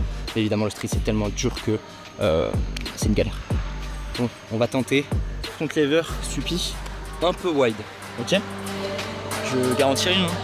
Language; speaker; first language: French; native; French